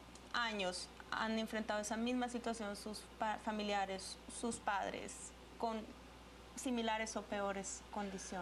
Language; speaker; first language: Spanish; native; Spanish